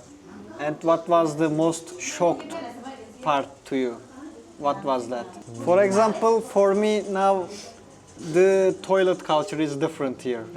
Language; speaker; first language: English; non-native, learner; Turkish